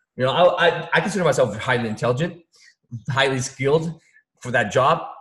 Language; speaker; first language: English; early bilingual, other home language; Vietnamese